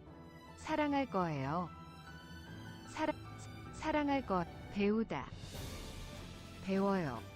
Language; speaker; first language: Korean; non-native, learner; English